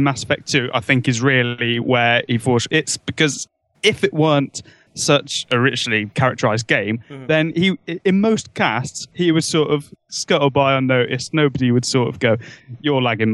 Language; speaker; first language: English; native; English